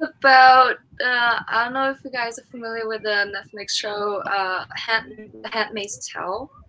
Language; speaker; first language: English; non-native, fluent; Chinese